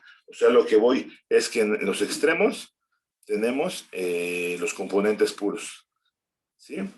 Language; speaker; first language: Spanish; native; Spanish